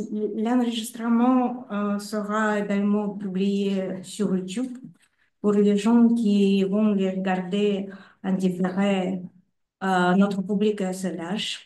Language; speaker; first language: French; non-native, fluent; Russian